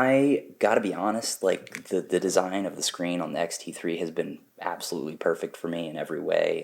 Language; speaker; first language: English; native; English